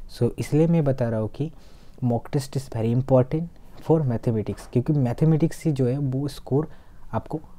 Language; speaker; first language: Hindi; non-native, local second language; Bangla